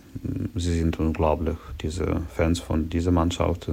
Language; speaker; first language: German; non-native, learner; Ukrainian